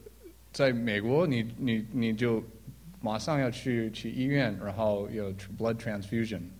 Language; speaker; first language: Chinese; early bilingual, heritage; English